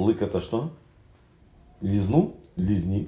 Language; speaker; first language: Russian; native; Russian